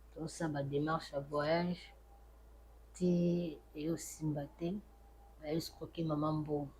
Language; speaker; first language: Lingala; native; Lingala